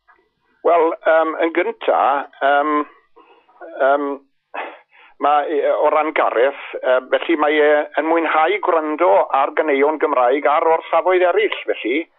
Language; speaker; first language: Welsh; native; Welsh